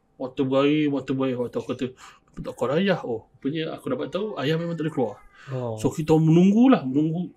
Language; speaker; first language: Malay; early bilingual, heritage; Malay